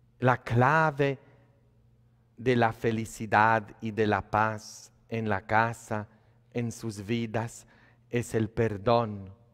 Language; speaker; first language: Spanish; non-native, fluent; Polish